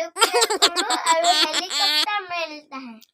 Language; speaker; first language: Hindi; non-native, local second language; Assamese